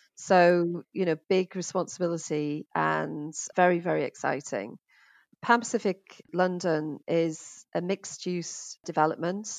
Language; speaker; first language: English; native; English